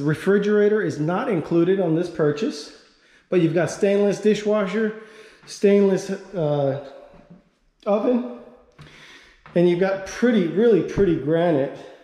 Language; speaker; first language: English; native; English